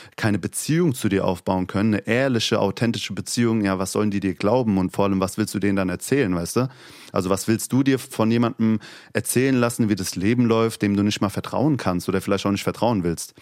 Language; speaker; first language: German; native; German